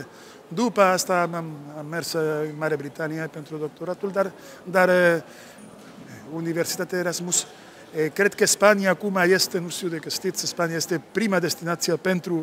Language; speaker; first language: Romanian; non-native, learner; Spanish